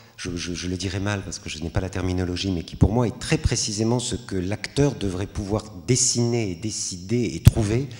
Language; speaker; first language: French; native; French